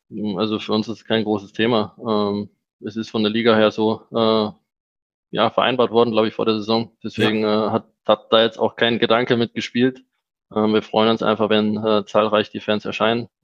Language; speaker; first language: German; native; German